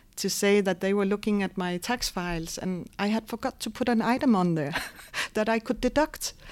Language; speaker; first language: English; non-native, fluent; Danish